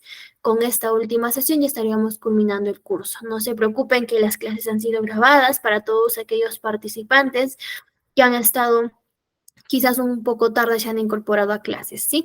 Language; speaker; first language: Spanish; native; Spanish